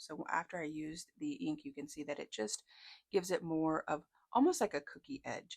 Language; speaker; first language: English; native; English